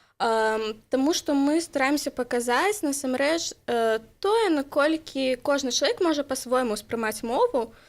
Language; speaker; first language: Belarusian; native; Belarusian